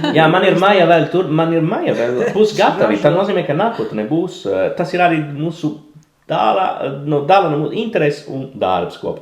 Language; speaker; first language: Latvian; non-native, learner; Italian